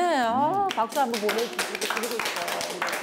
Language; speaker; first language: Korean; native; Korean